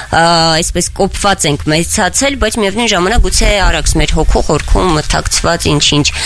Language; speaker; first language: Armenian; native; Armenian